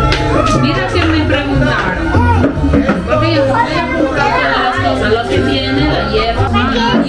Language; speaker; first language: Spanish; non-native, fluent; Italian